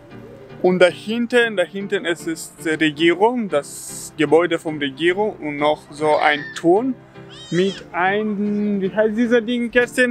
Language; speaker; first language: German; non-native, learner; Romanian